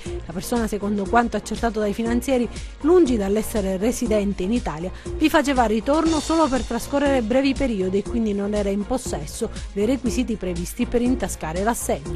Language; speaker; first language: Italian; native; Italian